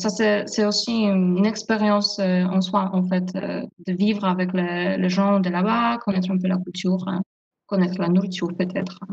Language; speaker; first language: French; non-native, fluent; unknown